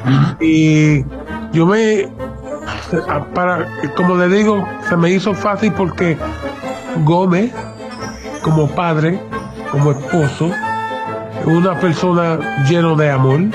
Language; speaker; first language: Spanish; early bilingual, heritage; English